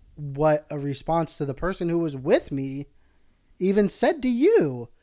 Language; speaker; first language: English; early bilingual, other home language; Spanish